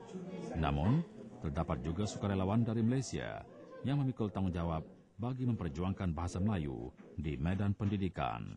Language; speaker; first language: Malay; native; Malay